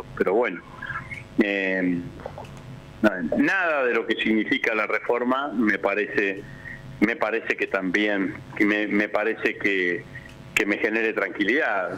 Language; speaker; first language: Spanish; native; Spanish